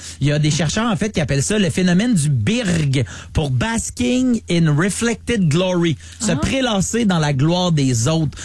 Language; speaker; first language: French; native; French